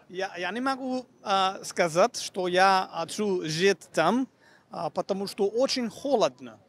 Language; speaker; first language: Russian; non-native, fluent; Italian